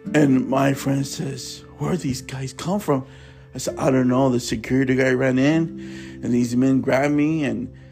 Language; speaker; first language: English; native; English